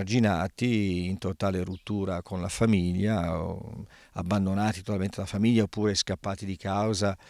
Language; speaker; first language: Italian; native; Italian